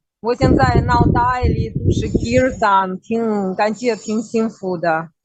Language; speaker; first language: Chinese; non-native, fluent; Russian